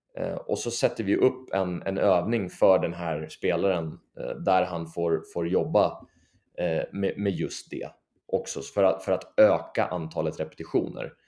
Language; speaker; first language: Swedish; native; Swedish